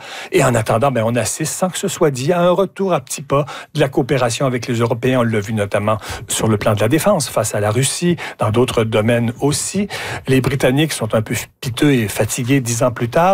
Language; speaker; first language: French; native; French